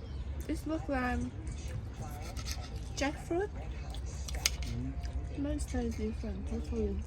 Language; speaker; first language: English; non-native, learner; Vietnamese